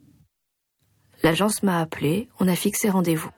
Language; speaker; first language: French; native; French